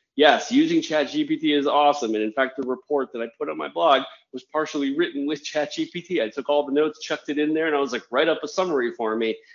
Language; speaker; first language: English; native; English